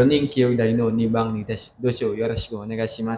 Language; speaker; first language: Japanese; non-native, learner; Indonesian